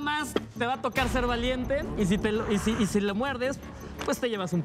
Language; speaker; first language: Spanish; native; Spanish